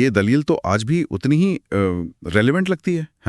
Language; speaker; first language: Hindi; native; Hindi